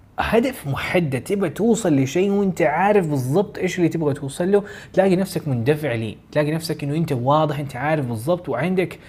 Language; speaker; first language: Arabic; native; Arabic